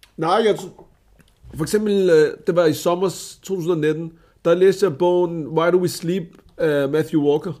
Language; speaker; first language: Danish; early bilingual, other home language; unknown